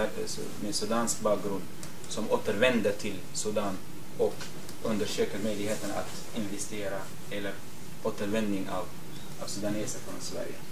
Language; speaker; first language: Swedish; non-native, fluent; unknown